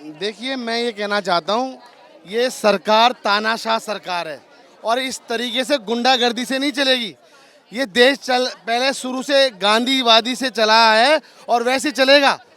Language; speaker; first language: Hindi; native; Hindi